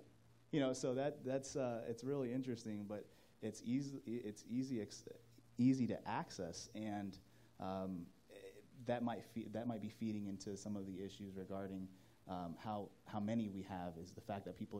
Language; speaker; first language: English; native; English